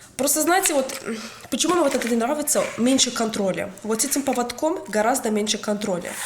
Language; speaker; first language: Russian; native; Russian